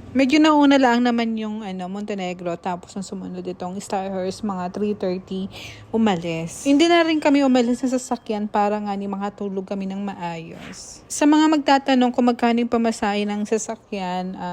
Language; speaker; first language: Filipino; native; Filipino